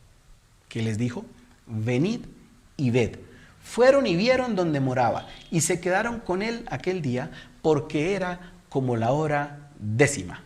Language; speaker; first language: Spanish; native; Spanish